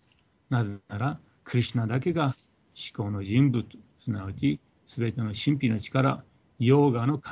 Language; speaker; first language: Japanese; non-native, fluent; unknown